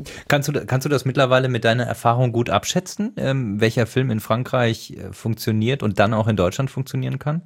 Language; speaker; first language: German; native; German